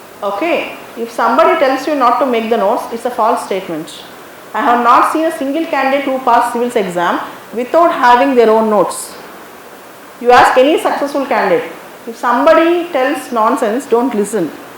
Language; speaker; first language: English; non-native, local second language; Telugu